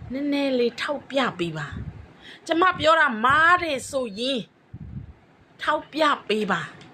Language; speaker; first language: Burmese; non-native, local second language; S'gaw Karen